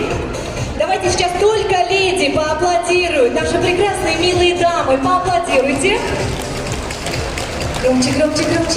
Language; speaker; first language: Russian; native; Russian